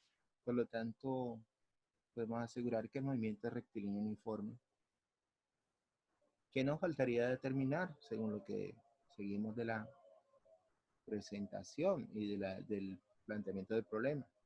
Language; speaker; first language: Spanish; native; Spanish